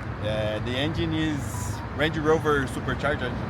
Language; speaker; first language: English; non-native, learner; Portuguese